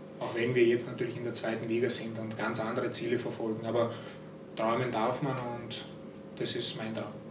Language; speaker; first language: German; early bilingual, other home language; Croatian